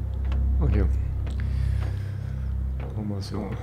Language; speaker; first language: German; native; German